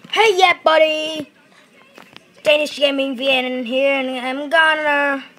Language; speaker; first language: English; non-native, learner; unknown